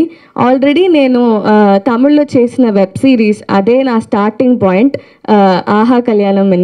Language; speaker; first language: Telugu; non-native, learner; Tamil